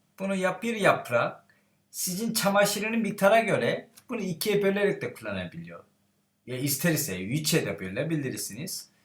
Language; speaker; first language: Turkish; non-native, learner; Korean